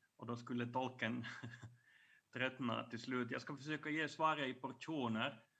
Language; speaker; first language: Swedish; native; Swedish